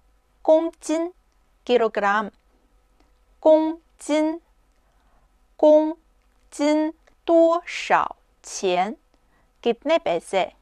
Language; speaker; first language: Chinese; non-native, fluent; Urdu